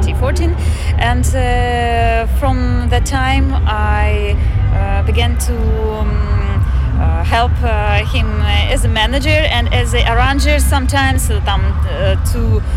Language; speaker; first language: English; non-native, fluent; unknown